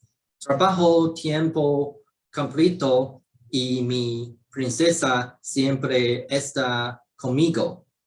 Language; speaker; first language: Spanish; non-native, learner; Chinese